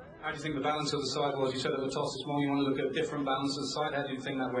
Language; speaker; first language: English; native; English